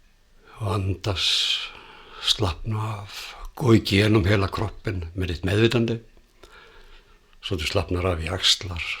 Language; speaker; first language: Swedish; non-native, fluent; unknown